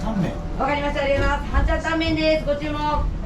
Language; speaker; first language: Japanese; native; Japanese